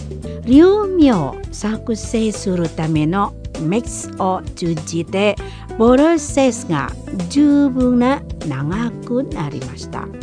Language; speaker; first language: Japanese; non-native, fluent; Indonesian